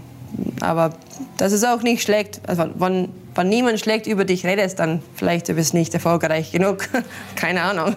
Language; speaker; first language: German; non-native, learner; English